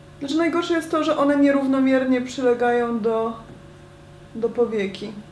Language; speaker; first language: Polish; native; Polish